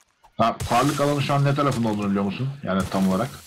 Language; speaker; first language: Turkish; native; Turkish